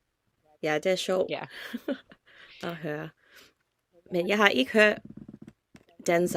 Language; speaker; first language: Danish; non-native, learner; English